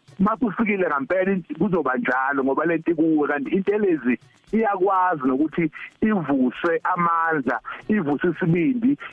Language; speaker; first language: Zulu; native; Zulu